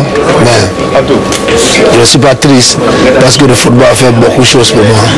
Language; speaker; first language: French; non-native, learner; English